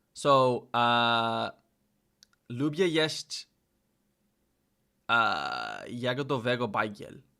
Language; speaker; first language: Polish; non-native, learner; English